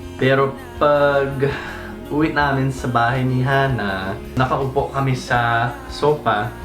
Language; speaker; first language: Filipino; non-native, fluent; English